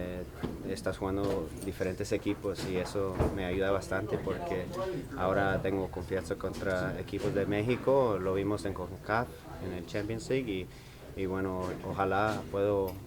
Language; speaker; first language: Spanish; early bilingual, heritage; English